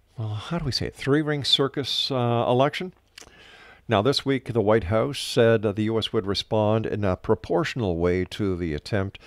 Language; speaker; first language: English; native; English